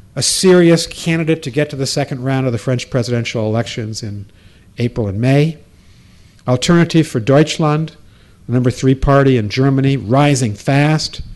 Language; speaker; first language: English; native; English